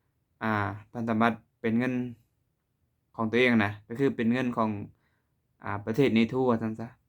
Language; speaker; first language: Thai; non-native, local second language; Lao